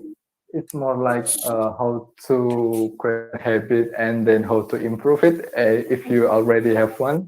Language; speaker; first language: English; non-native, learner; Indonesian